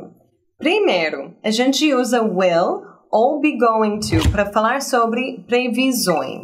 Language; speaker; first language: Portuguese; non-native, fluent; English